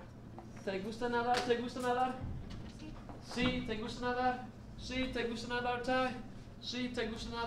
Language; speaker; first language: Spanish; non-native, fluent; English